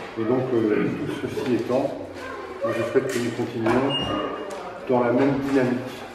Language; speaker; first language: French; native; French